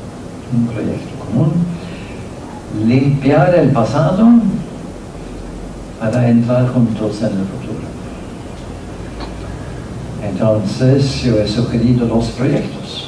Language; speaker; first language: Spanish; non-native, fluent; Norwegian